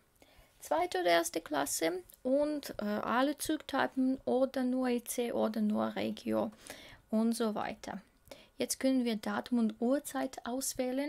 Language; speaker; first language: German; non-native, fluent; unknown